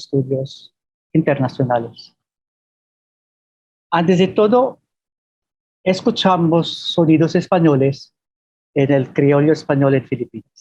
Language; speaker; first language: Spanish; non-native, fluent; Filipino